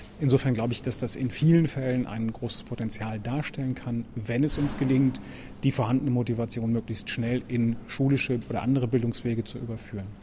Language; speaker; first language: German; native; German